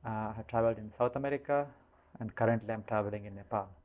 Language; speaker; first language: English; non-native, local second language; Kannada